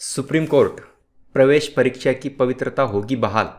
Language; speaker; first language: Hindi; non-native, local second language; Marathi